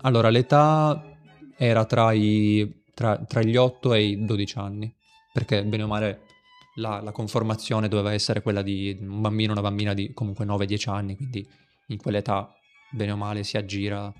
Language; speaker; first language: Italian; native; Italian